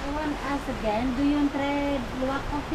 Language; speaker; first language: English; non-native, learner; Indonesian